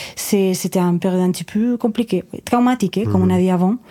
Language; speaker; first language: French; non-native, fluent; Spanish